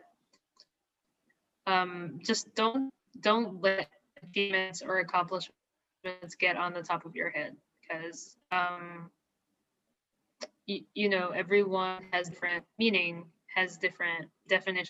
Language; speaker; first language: English; non-native, local second language; Filipino